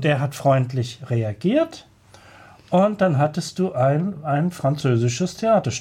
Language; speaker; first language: German; native; German